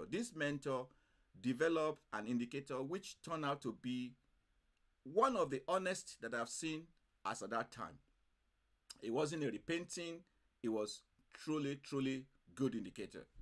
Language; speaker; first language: English; non-native, fluent; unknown